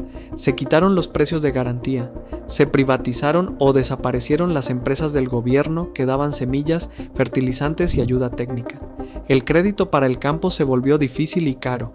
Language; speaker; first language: Spanish; native; Spanish